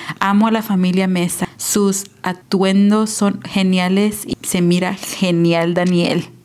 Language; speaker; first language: Spanish; early bilingual, heritage; Spanish